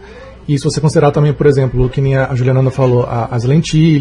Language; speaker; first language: Portuguese; native; Portuguese